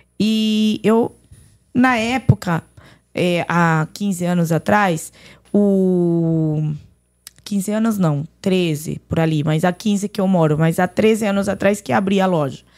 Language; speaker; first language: Portuguese; non-native, fluent; Arabic